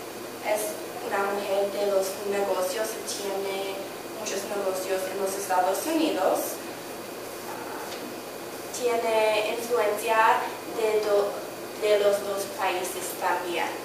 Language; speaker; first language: Spanish; non-native, learner; English